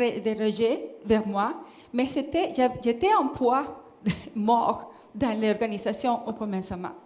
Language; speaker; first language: French; non-native, fluent; Spanish